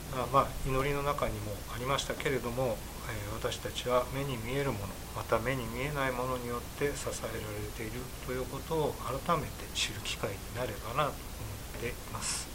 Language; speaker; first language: Japanese; native; Japanese